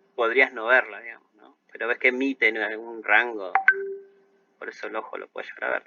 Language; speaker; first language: Spanish; native; Spanish